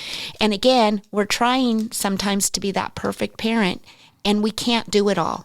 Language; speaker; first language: English; native; English